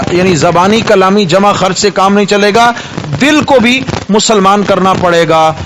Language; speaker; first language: Urdu; non-native, local second language; Punjabi